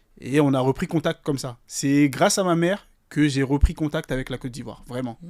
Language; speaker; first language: French; early bilingual, other home language; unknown